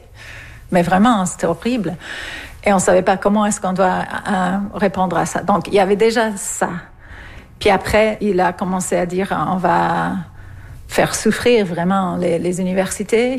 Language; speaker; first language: French; non-native, fluent; English